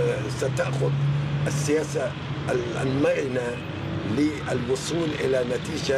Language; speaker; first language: Arabic; non-native, fluent; Persian